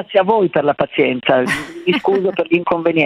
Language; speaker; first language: Italian; native; Italian